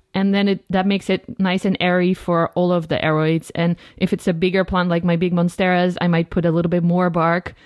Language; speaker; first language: English; non-native, fluent; Dutch